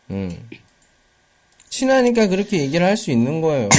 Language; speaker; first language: Korean; native; Korean